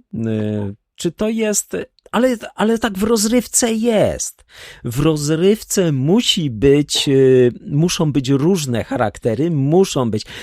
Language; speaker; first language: Polish; native; Polish